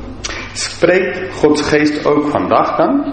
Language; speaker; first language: Dutch; non-native, fluent; English